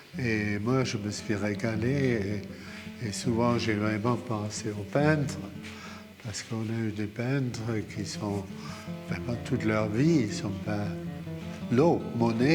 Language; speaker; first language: French; non-native, fluent; German